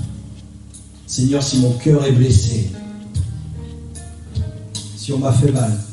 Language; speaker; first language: French; native; French